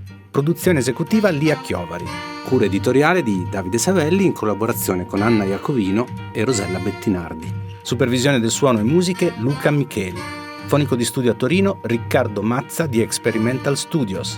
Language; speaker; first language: Italian; native; Italian